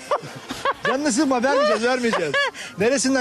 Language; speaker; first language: Turkish; native; Turkish